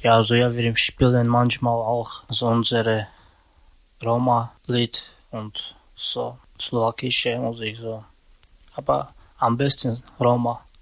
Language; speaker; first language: German; non-native, learner; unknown